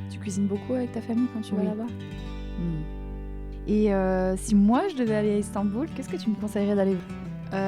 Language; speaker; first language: French; native; French